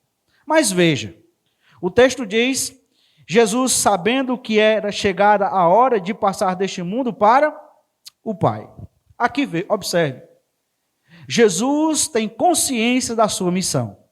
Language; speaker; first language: Portuguese; native; Portuguese